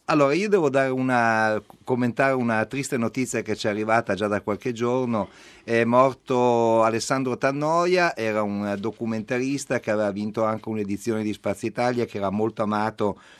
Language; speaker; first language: Italian; native; Italian